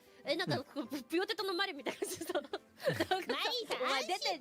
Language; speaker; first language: Japanese; native; Japanese